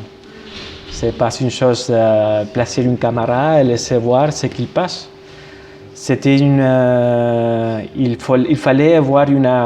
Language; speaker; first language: French; non-native, fluent; Spanish